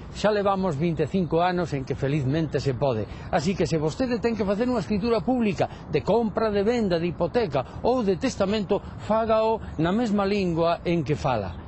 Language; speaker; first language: Galician; native; Galician